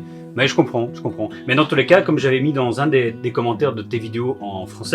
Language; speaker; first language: French; native; French